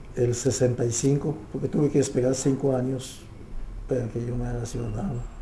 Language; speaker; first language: Spanish; native; Spanish